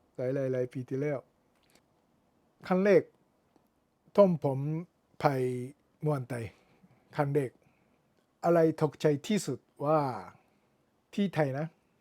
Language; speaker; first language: Thai; non-native, learner; Japanese